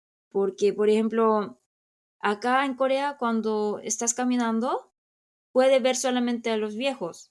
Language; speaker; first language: Spanish; non-native, fluent; Korean